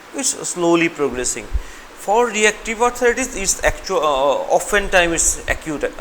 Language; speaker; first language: English; non-native, local second language; Bangla